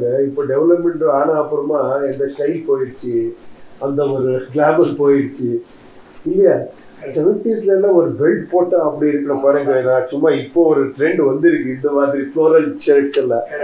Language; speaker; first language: Tamil; non-native, learner; Kannada